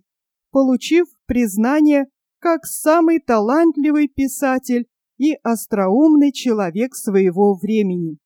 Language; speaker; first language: Russian; native; Russian